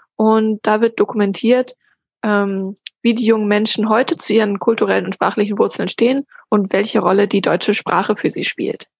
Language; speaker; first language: German; native; German